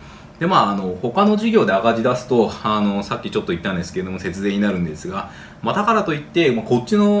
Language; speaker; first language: Japanese; native; Japanese